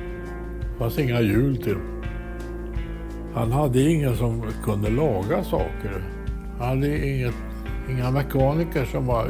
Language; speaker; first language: Swedish; native; Swedish